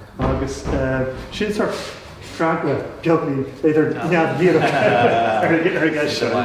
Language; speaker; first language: Irish; non-native, local second language; English